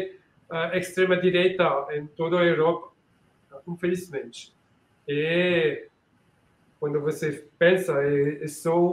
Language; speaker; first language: Portuguese; non-native, learner; French